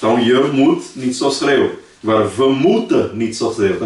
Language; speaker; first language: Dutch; non-native, fluent; Portuguese